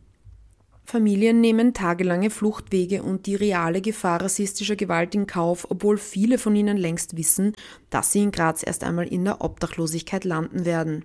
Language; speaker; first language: German; native; German